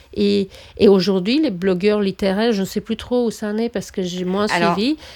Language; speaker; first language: French; non-native, fluent; Romanian